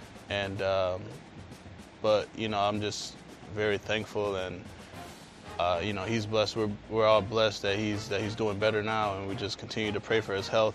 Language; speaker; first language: English; native; English